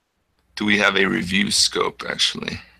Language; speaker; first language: English; native; English